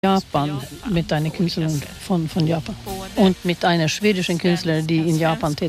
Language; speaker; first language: German; non-native, fluent; Swedish